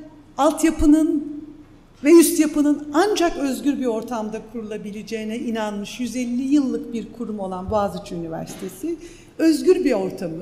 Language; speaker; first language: Turkish; native; Turkish